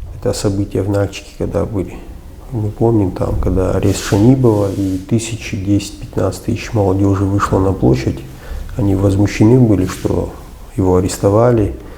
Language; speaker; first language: Russian; non-native, local second language; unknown